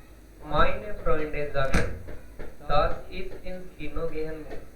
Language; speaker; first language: German; non-native, learner; Hindi